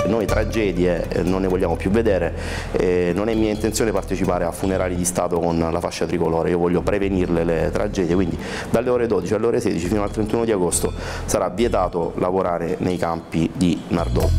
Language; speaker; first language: Italian; native; Italian